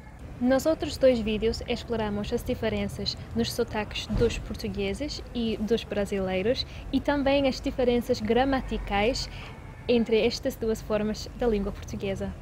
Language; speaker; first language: Portuguese; non-native, fluent; English